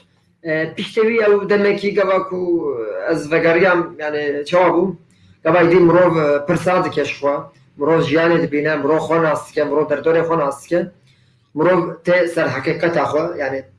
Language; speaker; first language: Kurdish; non-native, local second language; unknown